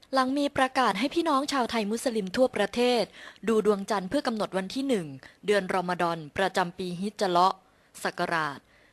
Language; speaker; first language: Thai; native; Thai